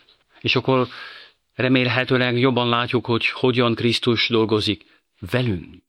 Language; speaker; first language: Hungarian; non-native, fluent; French